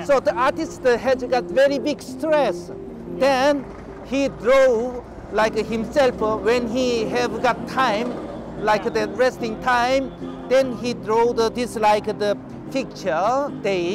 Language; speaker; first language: English; non-native, learner; Korean